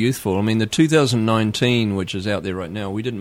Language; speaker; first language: English; native; English